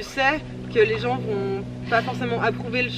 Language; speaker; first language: French; native; French